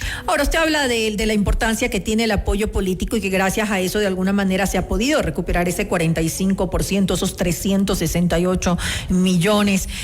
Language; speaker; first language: Spanish; native; Spanish